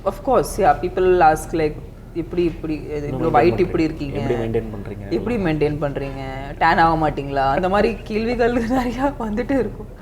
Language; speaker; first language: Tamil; non-native, fluent; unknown